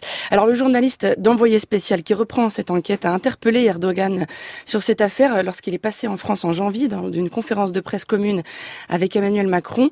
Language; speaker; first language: French; native; French